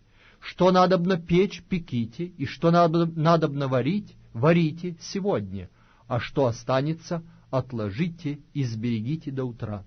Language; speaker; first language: Russian; native; Russian